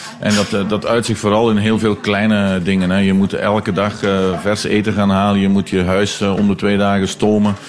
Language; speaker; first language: Dutch; native; Dutch